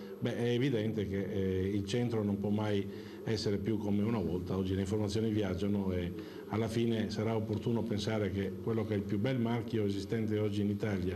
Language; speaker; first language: Italian; native; Italian